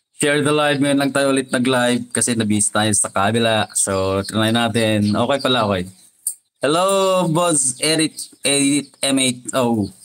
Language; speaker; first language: Filipino; non-native, local second language; Iloko